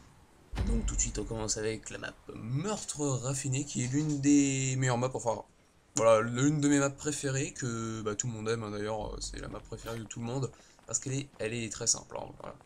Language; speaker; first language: French; native; French